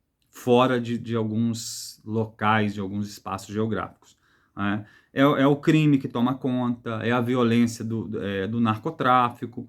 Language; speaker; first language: Portuguese; native; Portuguese